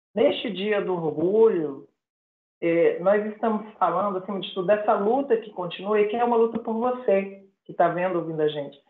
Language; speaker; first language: Portuguese; native; Portuguese